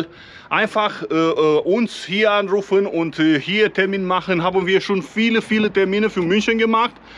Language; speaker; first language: German; non-native, learner; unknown